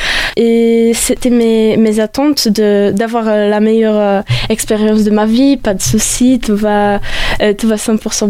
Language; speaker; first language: French; non-native, fluent; Polish